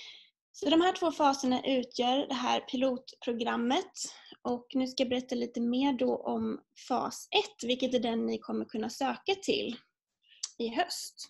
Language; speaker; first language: Swedish; native; Swedish